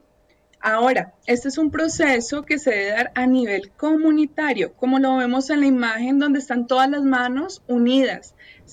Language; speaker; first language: Spanish; native; Spanish